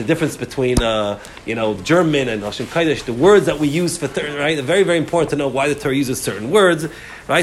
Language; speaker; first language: English; native; English